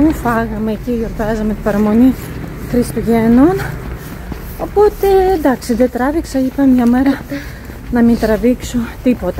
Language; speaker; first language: Greek; native; Greek